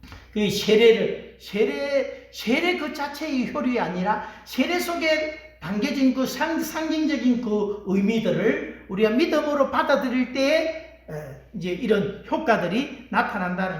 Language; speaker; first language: Korean; native; Korean